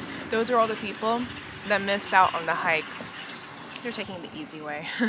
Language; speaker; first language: English; early bilingual, other home language; Chinese